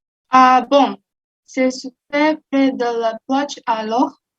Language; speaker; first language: French; non-native, learner; Indonesian